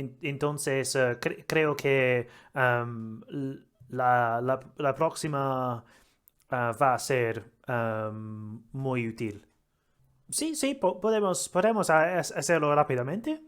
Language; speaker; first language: Spanish; non-native, learner; English